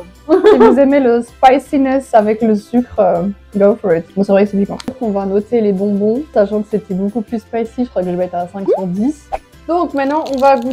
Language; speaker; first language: French; native; French